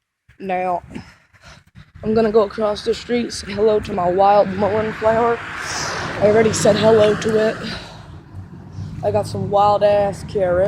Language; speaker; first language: English; native; English